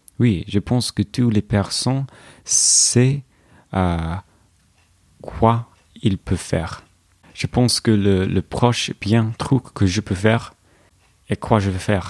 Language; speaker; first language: French; non-native, learner; English